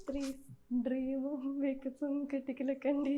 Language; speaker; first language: Tamil; non-native, learner; Malayalam